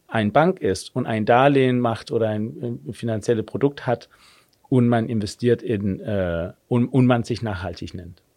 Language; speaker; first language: German; non-native, fluent; Danish